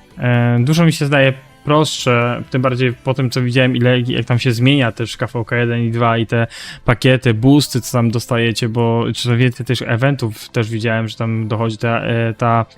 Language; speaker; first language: Polish; native; Polish